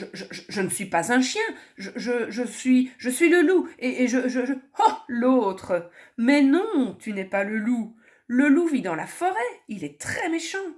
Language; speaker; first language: French; native; French